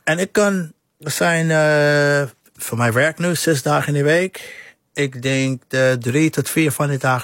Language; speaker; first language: Dutch; non-native, fluent; English